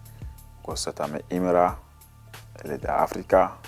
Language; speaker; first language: Portuguese; non-native, learner; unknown